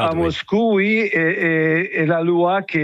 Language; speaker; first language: French; non-native, fluent; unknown